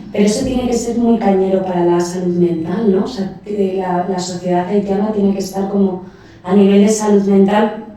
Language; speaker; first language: Spanish; native; Spanish